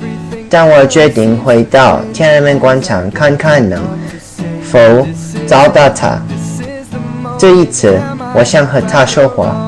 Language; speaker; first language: Chinese; non-native, learner; English